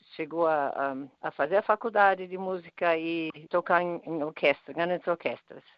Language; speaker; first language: Portuguese; non-native, fluent; German